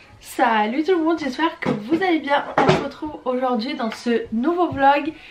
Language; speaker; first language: French; early bilingual, other home language; Portuguese